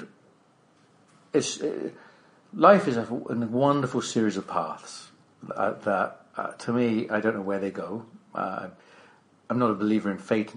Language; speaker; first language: English; native; English